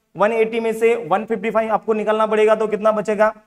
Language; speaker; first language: Hindi; non-native, local second language; Marathi